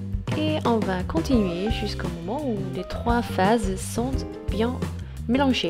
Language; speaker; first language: French; non-native, fluent; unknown